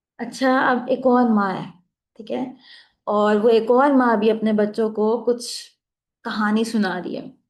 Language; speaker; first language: Urdu; native; Urdu